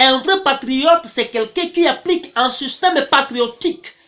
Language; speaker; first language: French; non-native, local second language; Swahili